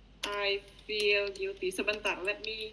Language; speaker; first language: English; non-native, fluent; Indonesian